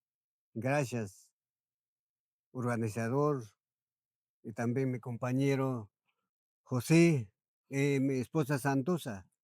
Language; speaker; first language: Spanish; non-native, local second language; Quechua